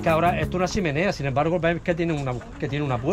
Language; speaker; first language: Spanish; native; Spanish